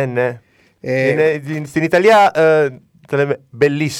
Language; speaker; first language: Greek; non-native, learner; Italian